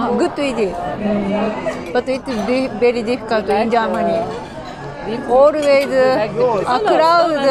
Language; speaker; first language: English; non-native, learner; Japanese